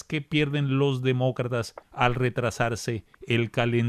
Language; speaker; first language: Spanish; native; Spanish